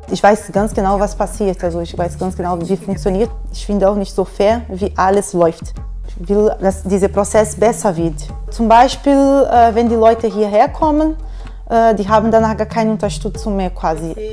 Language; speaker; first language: German; non-native, fluent; Portuguese